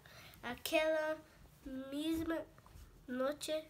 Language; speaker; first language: Spanish; non-native, learner; Portuguese